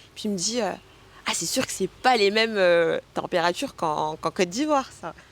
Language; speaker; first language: French; early bilingual, other home language; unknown